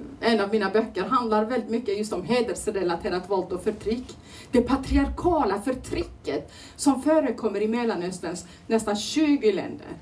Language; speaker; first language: Swedish; non-native, fluent; Turoyo